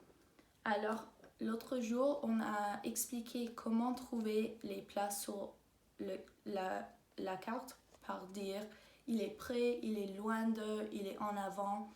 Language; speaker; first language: French; non-native, local second language; English